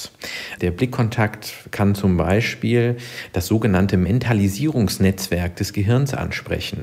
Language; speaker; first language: German; native; German